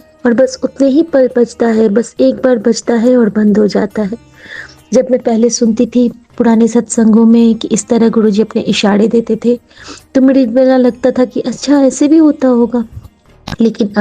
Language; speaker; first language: Hindi; native; Hindi